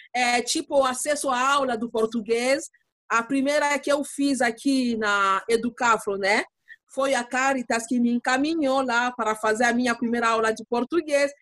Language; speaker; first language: Portuguese; non-native, learner; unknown